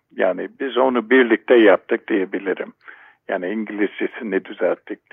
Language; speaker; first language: Turkish; non-native, fluent; English